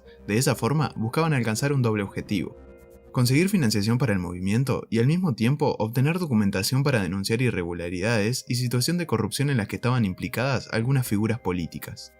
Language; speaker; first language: Spanish; native; Spanish